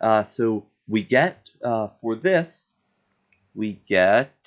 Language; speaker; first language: English; native; English